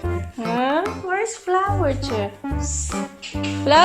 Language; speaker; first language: Dutch; non-native, learner; Filipino